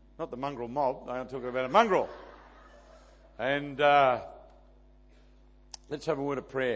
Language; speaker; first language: English; native; English